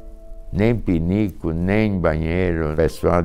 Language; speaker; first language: Portuguese; non-native, fluent; Hungarian